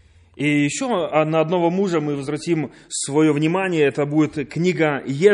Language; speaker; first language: Polish; non-native, learner; Russian